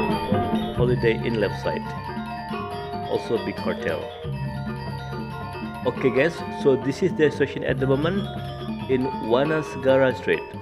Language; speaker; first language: English; non-native, learner; Indonesian